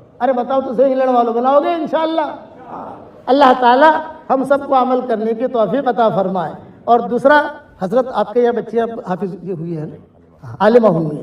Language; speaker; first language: Urdu; native; Urdu